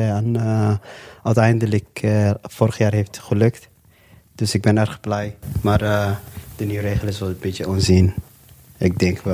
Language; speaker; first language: Dutch; non-native, local second language; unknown